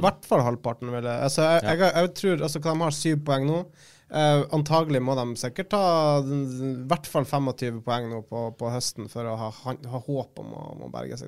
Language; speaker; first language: Norwegian; native; Norwegian